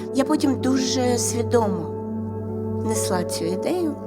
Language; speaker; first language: Ukrainian; non-native, local second language; Russian